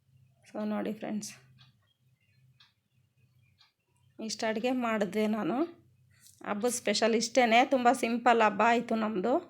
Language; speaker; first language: Kannada; native; Kannada